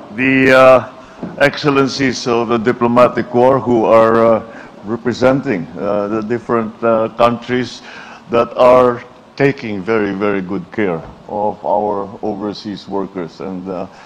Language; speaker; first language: English; non-native, local second language; Filipino